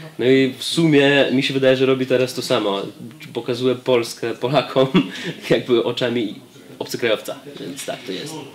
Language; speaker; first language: Polish; non-native, fluent; Russian